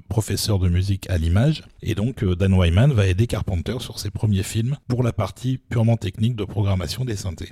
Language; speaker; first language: French; native; French